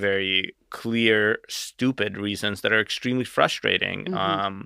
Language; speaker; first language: English; native; English